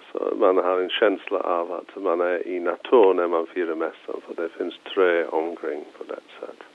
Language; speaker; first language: Swedish; non-native, fluent; English